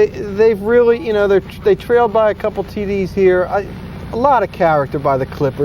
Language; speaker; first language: English; native; English